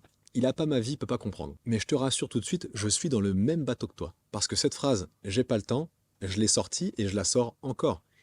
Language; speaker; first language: French; native; French